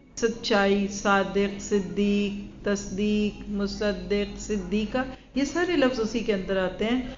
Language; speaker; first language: Urdu; native; Urdu